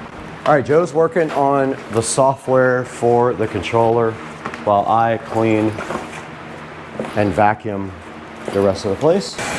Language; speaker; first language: English; native; English